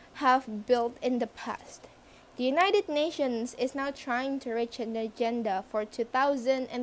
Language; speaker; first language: English; non-native, fluent; Indonesian